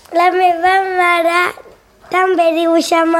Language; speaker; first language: Catalan; non-native, local second language; Spanish